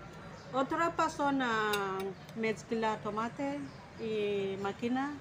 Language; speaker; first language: Spanish; non-native, learner; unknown